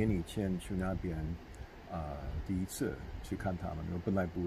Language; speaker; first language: Chinese; non-native, fluent; English